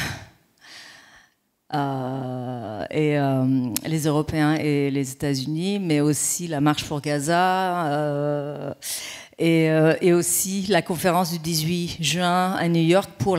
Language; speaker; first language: French; non-native, fluent; Persian